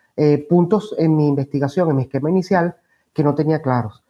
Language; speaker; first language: Spanish; native; Spanish